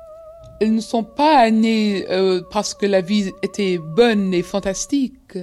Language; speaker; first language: French; non-native, fluent; English